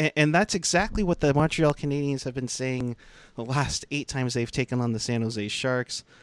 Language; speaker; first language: English; native; English